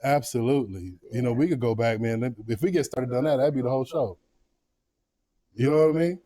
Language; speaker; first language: English; native; English